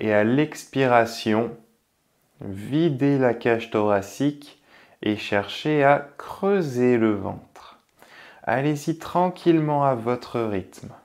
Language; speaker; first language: French; native; French